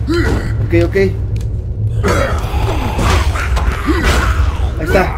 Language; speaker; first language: Spanish; native; Spanish